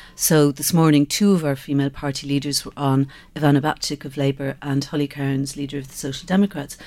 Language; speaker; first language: English; native; English